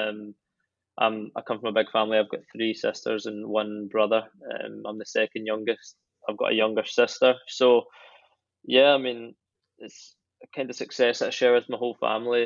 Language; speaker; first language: English; native; English